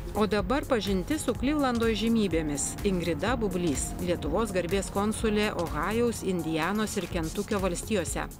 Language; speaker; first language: Lithuanian; native; Lithuanian